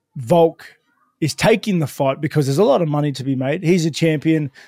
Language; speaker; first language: English; native; English